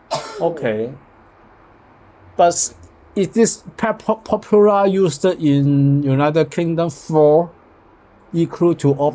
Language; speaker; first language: English; non-native, learner; Cantonese